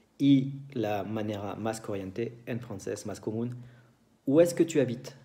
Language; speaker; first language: Spanish; non-native, fluent; French